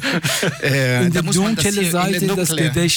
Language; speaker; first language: German; non-native, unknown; Persian